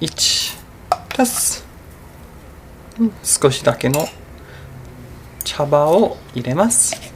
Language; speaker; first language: Japanese; non-native, fluent; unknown